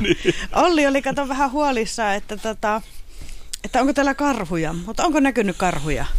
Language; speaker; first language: Finnish; native; Finnish